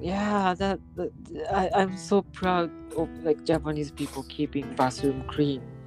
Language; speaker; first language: English; non-native, fluent; Japanese